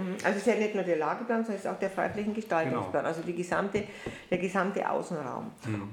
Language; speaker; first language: German; native; German